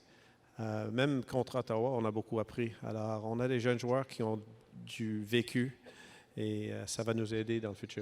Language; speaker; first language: French; non-native, local second language; English